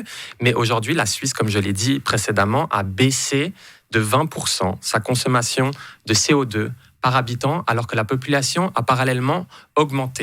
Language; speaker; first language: French; native; French